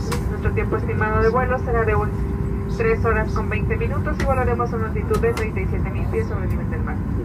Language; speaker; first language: Spanish; native; Spanish